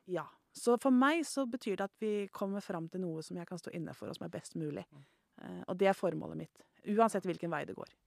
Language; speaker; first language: Norwegian; native; Norwegian